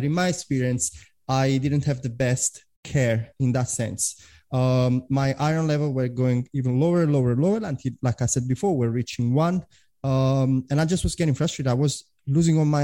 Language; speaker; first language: English; non-native, fluent; Italian